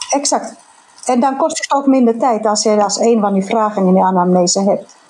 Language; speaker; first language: Dutch; non-native, fluent; Finnish